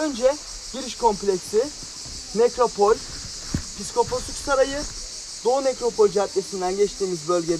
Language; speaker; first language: Turkish; native; Turkish